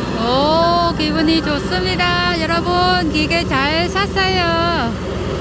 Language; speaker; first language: Korean; non-native, learner; Vietnamese